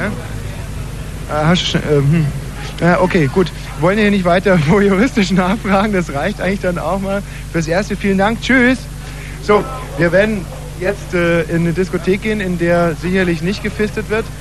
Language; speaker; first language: German; native; German